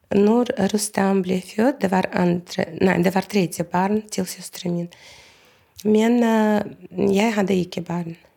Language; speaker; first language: Norwegian; non-native, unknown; Russian